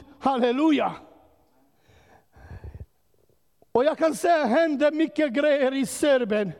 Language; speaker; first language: Swedish; non-native, learner; Romanian